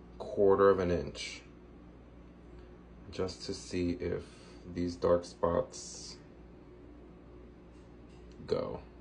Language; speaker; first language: English; native; English